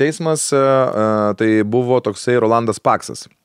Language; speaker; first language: Lithuanian; native; Lithuanian